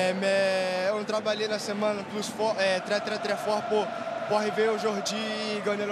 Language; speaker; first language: French; non-native, learner; Portuguese